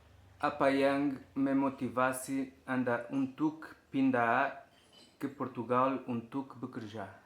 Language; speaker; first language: Indonesian; non-native, learner; Portuguese